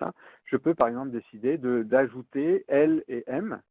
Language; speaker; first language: French; native; French